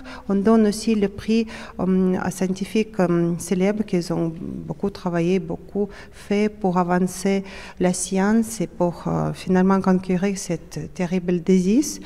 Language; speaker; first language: French; non-native, fluent; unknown